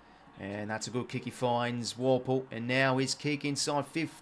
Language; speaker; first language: English; native; English